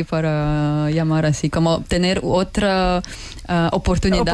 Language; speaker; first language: Spanish; non-native, fluent; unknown